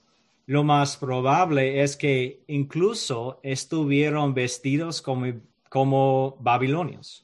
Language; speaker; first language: Spanish; non-native, learner; English